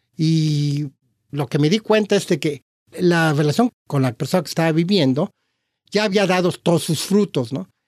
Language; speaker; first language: Spanish; native; Spanish